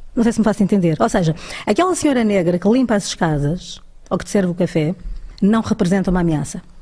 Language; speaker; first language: Portuguese; early bilingual, other home language; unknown